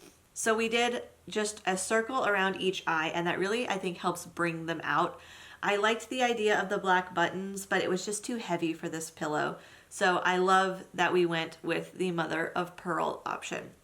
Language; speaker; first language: English; native; English